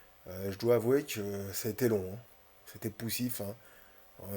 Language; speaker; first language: French; native; French